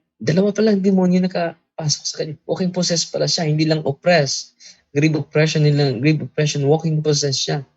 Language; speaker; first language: Filipino; non-native, local second language; Cebuano